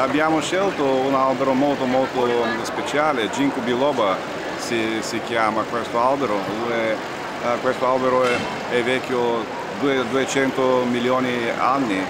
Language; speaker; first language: Italian; non-native, learner; Bulgarian